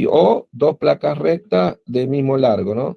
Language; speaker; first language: Spanish; native; Spanish